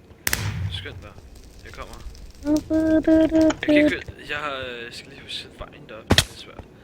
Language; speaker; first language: Danish; native; Danish